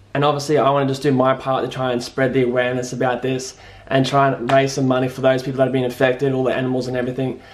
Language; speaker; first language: English; native; English